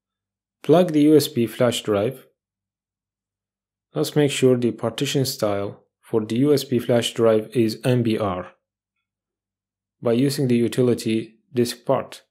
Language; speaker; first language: English; non-native, fluent; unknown